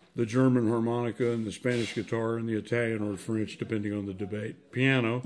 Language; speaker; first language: English; native; English